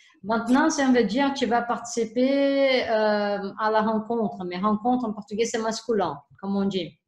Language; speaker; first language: French; non-native, fluent; Portuguese